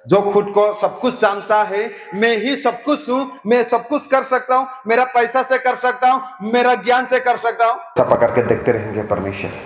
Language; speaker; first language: Hindi; non-native, local second language; Assamese